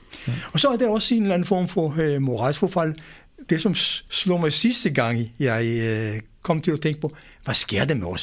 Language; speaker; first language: Danish; non-native, fluent; Hebrew